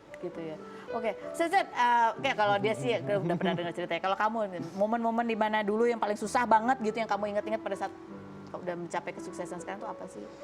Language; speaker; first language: Indonesian; native; Indonesian